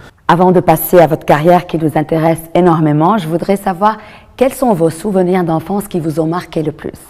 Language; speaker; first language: French; non-native, local second language; Arabic